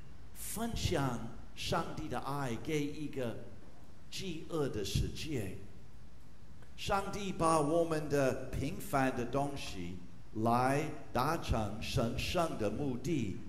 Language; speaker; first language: Chinese; non-native, fluent; English